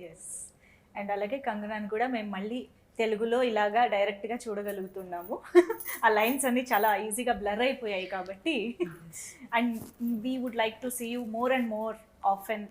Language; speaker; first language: Telugu; native; Telugu